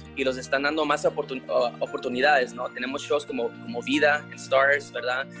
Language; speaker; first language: Spanish; early bilingual, heritage; Spanish